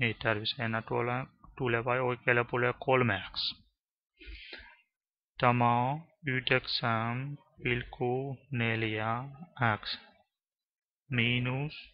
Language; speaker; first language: Finnish; non-native, learner; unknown